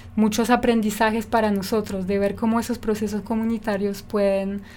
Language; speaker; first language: Spanish; non-native, fluent; French